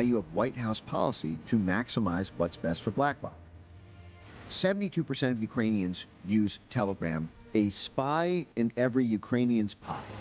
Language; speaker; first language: English; native; English